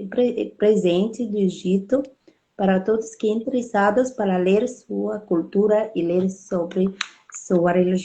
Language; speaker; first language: Portuguese; non-native, fluent; Arabic